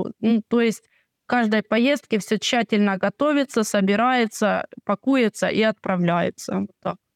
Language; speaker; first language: Russian; non-native, local second language; Ukrainian